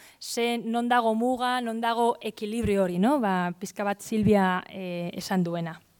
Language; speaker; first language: Basque; non-native, local second language; Spanish